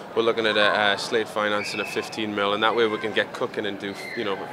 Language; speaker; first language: English; native; English